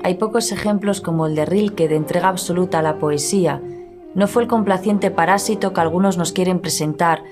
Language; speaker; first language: Spanish; native; Spanish